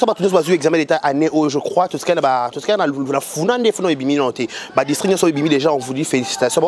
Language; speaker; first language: French; non-native, local second language; Lingala